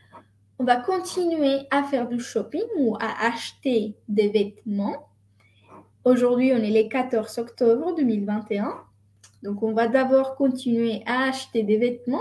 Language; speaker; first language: French; non-native, fluent; Spanish